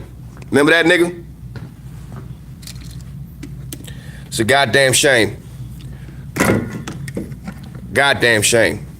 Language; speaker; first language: English; native; English